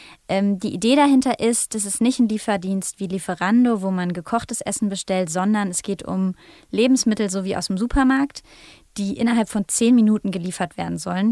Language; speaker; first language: German; native; German